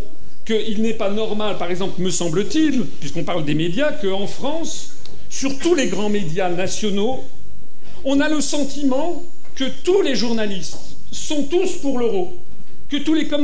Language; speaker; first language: French; native; French